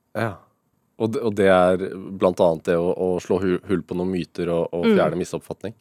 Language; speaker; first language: Norwegian; native; Norwegian